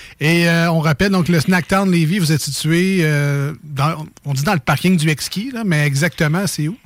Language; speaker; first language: French; native; French